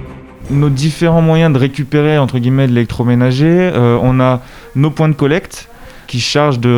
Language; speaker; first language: French; native; French